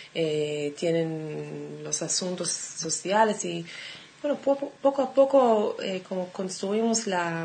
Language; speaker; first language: Spanish; non-native, fluent; Hebrew